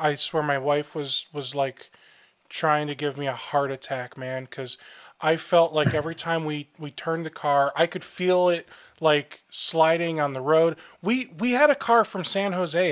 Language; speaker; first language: English; native; English